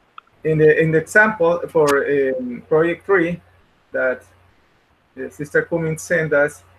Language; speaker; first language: English; non-native, learner; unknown